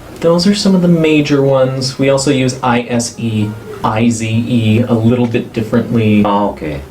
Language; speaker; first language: English; native; English